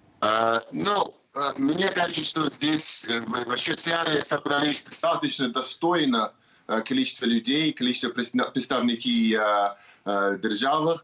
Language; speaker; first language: Russian; non-native, learner; English